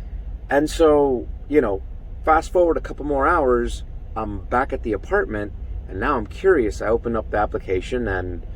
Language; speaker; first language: English; native; English